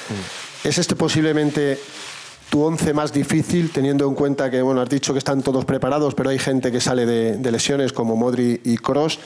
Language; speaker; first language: Spanish; native; Spanish